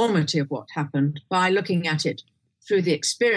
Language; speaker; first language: English; native; English